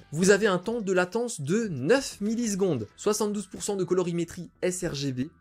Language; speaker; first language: French; native; French